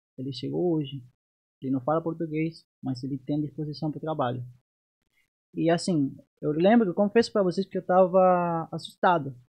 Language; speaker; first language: Portuguese; non-native, fluent; Spanish